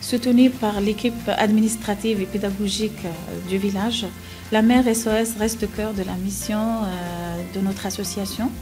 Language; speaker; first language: French; non-native, local second language; Arabic